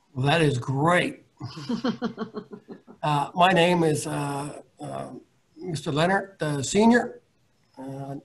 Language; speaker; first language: English; native; English